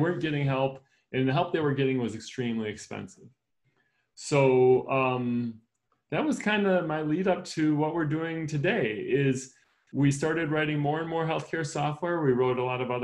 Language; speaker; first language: English; native; English